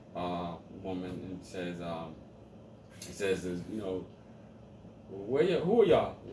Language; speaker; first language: English; native; English